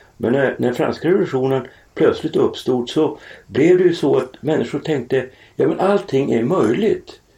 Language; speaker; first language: Swedish; native; Swedish